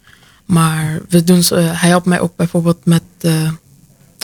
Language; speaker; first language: Dutch; early bilingual, other home language; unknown